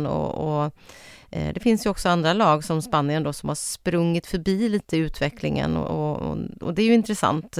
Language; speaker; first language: Swedish; native; Swedish